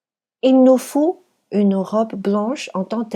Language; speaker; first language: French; non-native, fluent; Chinese